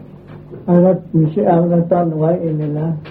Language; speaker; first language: French; non-native, learner; Vietnamese